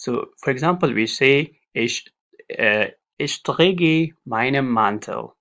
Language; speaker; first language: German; non-native, learner; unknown